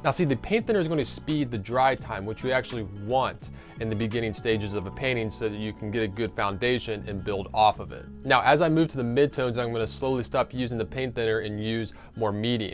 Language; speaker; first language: English; native; English